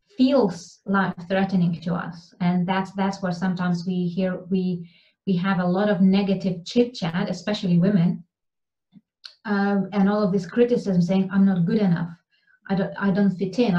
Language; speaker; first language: English; non-native, fluent; Lithuanian